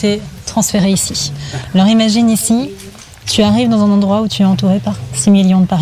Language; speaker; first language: French; native; French